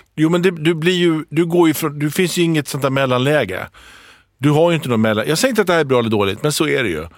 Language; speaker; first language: Swedish; native; Swedish